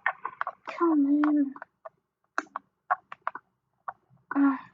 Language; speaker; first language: French; native; French